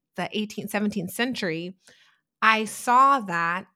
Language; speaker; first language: English; early bilingual, other home language; Italian